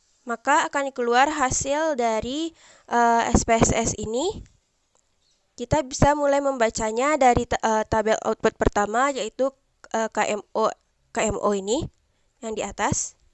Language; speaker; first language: Indonesian; native; Indonesian